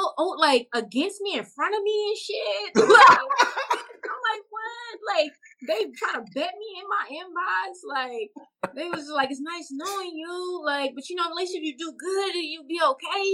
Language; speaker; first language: English; native; English